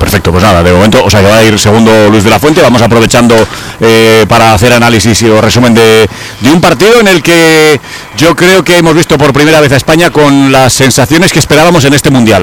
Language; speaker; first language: Spanish; native; Spanish